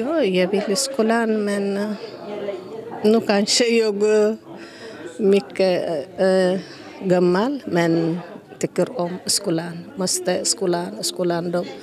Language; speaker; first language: Swedish; non-native, learner; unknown